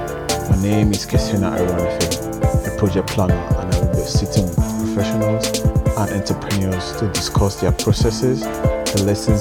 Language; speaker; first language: English; non-native, local second language; Yoruba